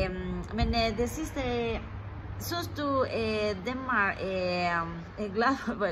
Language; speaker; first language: Danish; non-native, learner; Spanish